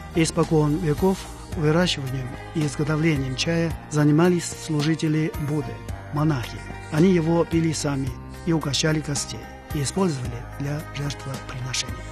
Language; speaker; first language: Russian; non-native, fluent; Chinese